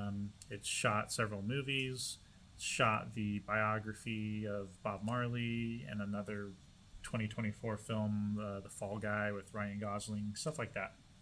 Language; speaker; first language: English; native; English